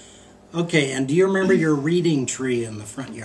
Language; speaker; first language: English; native; English